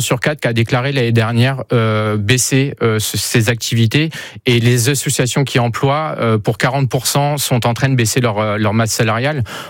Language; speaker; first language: French; native; French